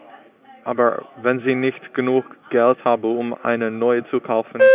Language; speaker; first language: German; non-native, learner; English